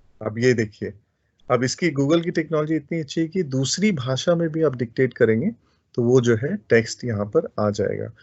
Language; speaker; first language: Hindi; native; Hindi